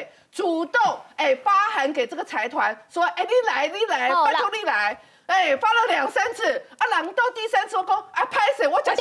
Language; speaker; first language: Chinese; native; Chinese